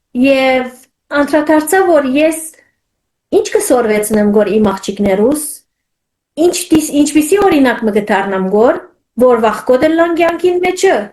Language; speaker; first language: Armenian; early bilingual, heritage; Armenian